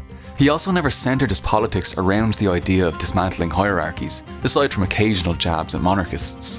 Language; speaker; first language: English; native; English